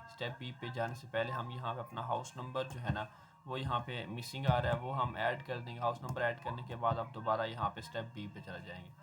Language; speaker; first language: Urdu; non-native, local second language; Punjabi